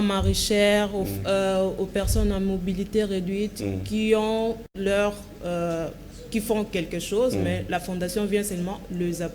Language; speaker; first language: French; non-native, local second language; Lingala